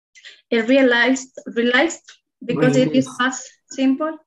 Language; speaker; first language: English; non-native, learner; Spanish